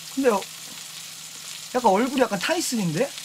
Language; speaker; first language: Korean; native; Korean